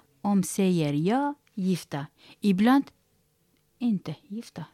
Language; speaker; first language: Swedish; non-native, learner; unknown